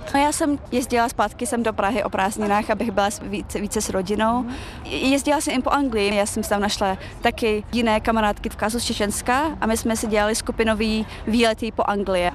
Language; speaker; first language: Czech; early bilingual, other home language; Chechen